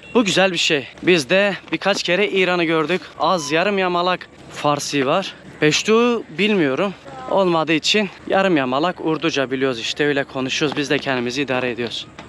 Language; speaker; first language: Turkish; native; Turkish